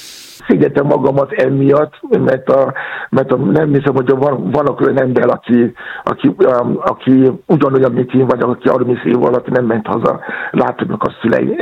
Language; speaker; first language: Hungarian; non-native, fluent; Yoruba